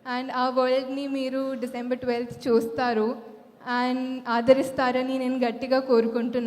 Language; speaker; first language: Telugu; non-native, local second language; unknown